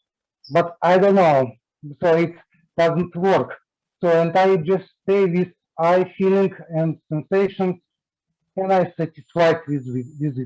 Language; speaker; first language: English; non-native, learner; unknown